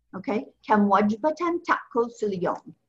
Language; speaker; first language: Arabic; non-native, fluent; English